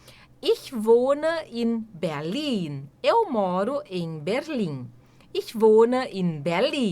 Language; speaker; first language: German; non-native, fluent; Portuguese